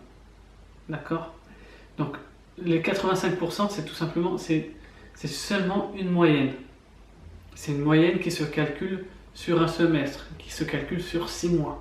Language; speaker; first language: French; native; French